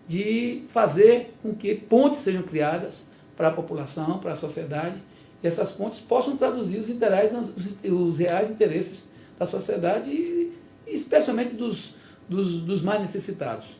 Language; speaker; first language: Portuguese; native; Portuguese